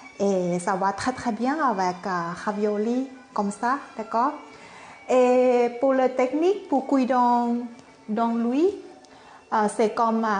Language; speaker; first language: French; non-native, learner; Thai